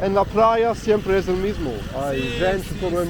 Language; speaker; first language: Spanish; non-native, learner; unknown